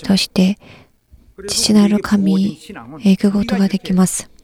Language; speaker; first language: Japanese; non-native, learner; Korean